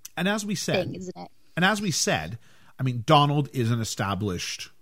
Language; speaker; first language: English; native; English